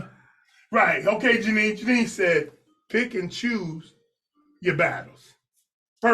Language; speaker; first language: English; native; English